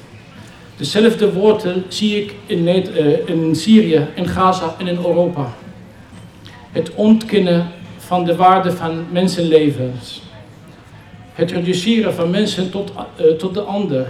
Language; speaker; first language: Dutch; non-native, fluent; Arabic